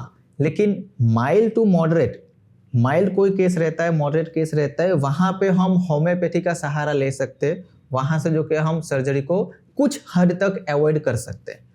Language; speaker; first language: Hindi; non-native, local second language; Gujarati